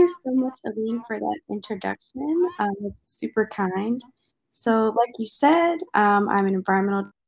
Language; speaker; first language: English; native; English